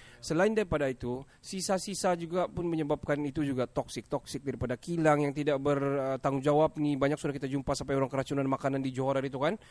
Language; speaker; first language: Malay; native; Malay